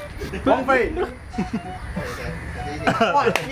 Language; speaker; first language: Chinese; native; Chinese